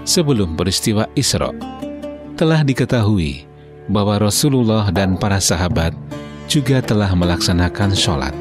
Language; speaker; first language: Indonesian; native; Indonesian